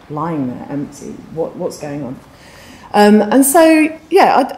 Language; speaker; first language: English; native; English